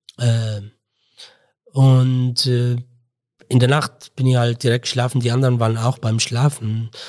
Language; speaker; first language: German; non-native, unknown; Arabic